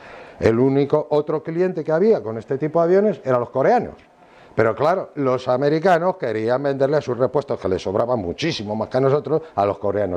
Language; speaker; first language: Spanish; native; Spanish